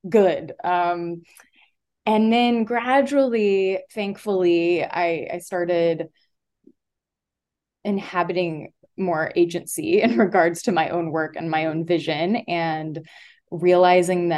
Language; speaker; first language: English; native; English